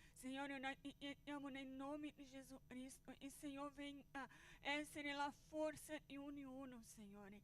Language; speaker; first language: Italian; non-native, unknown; Portuguese